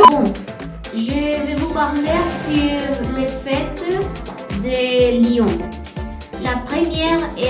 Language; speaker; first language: French; non-native, learner; Spanish